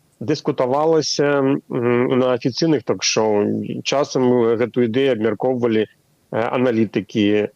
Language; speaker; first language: Belarusian; non-native, local second language; Russian